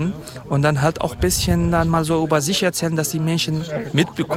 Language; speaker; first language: German; non-native, fluent; Kurdish